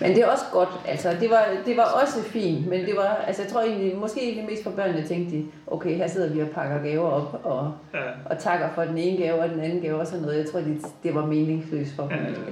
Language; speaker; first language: Danish; native; Danish